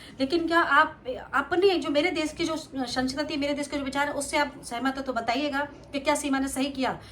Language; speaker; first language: Hindi; native; Hindi